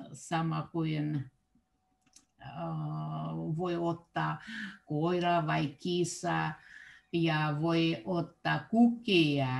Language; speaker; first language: Finnish; non-native, learner; Russian